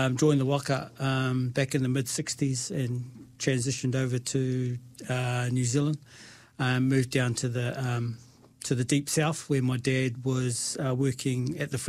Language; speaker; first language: English; native; English